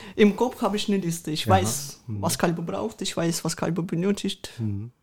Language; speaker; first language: German; early bilingual, other home language; Russian